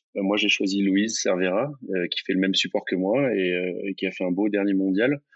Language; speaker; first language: French; native; French